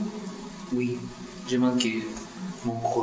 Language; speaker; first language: French; non-native, learner; Russian